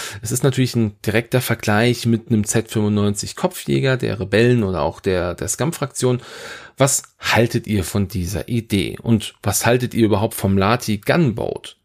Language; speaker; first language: German; native; German